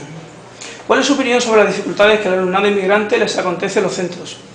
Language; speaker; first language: Spanish; native; Spanish